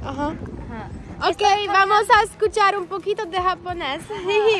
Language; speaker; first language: Spanish; non-native, learner; Polish